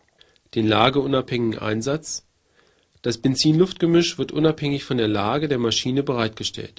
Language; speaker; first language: German; native; German